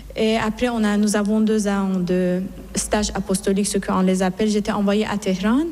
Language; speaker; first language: French; non-native, fluent; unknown